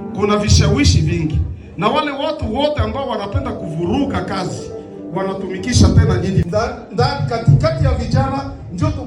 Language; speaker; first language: Swahili; native; Swahili